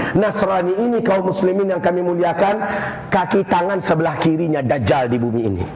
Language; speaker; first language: Indonesian; non-native, local second language; Minangkabau